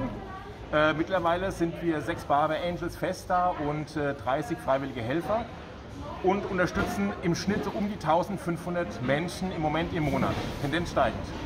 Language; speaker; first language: German; native; German